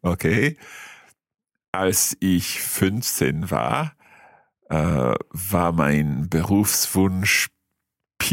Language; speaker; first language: German; non-native, fluent; English